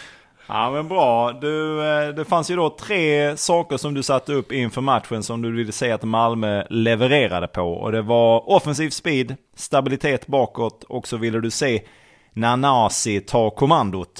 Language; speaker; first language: Swedish; native; Swedish